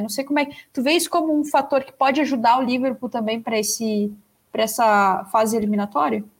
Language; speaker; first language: Portuguese; native; Portuguese